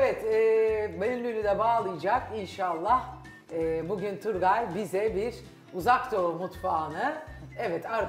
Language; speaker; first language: Turkish; native; Turkish